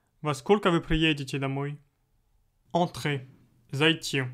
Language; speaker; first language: Russian; non-native, fluent; French